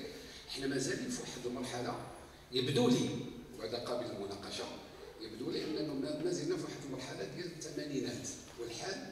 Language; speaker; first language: Arabic; native; Arabic